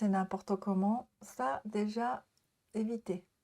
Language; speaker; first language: French; non-native, learner; Japanese